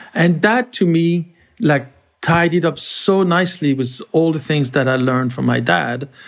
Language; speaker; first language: English; non-native, fluent; French